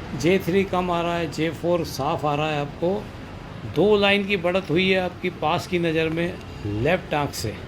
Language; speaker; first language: Hindi; native; Hindi